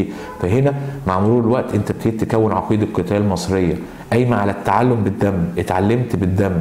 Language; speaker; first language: Arabic; native; Arabic